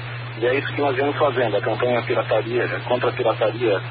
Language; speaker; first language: Portuguese; native; Portuguese